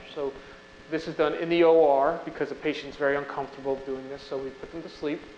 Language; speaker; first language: English; native; English